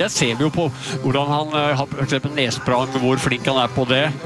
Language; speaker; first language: Norwegian; native; Norwegian